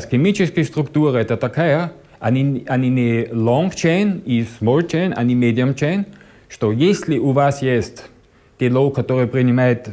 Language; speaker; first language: Russian; non-native, learner; German